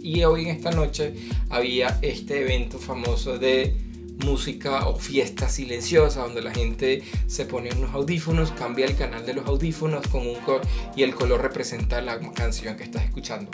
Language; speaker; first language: Spanish; native; Spanish